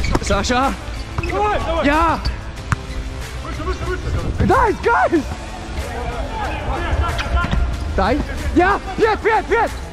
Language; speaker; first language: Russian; non-native, learner; Italian